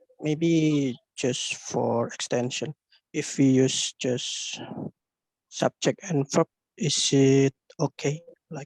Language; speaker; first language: English; non-native, learner; Indonesian